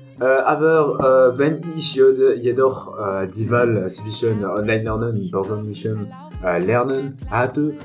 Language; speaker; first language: German; non-native, learner; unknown